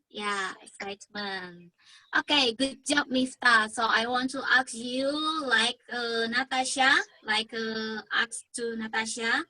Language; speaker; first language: English; non-native, learner; Indonesian